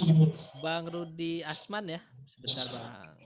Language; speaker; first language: Indonesian; native; Indonesian